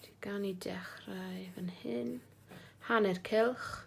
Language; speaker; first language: Welsh; non-native, local second language; English